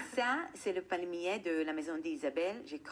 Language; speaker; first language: French; non-native, fluent; Hebrew